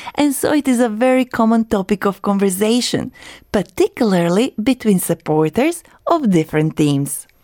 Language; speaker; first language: English; non-native, fluent; Croatian